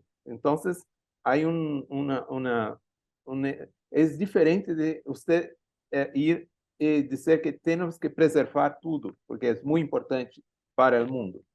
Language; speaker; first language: Spanish; non-native, learner; Portuguese